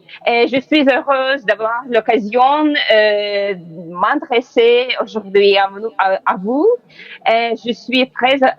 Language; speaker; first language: French; non-native, learner; Ukrainian